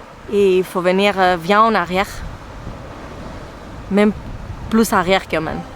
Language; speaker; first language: French; non-native, fluent; Spanish